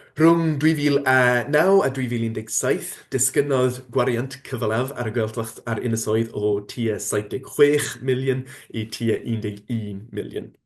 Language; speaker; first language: Welsh; non-native, fluent; English